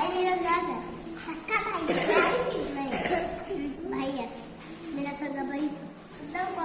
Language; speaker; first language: Hindi; non-native, local second language; Kashmiri